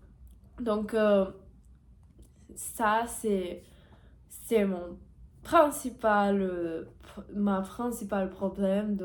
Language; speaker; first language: French; non-native, learner; Portuguese